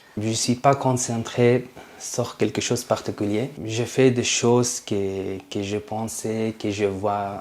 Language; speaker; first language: French; non-native, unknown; Persian